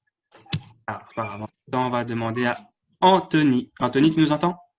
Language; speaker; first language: French; native; French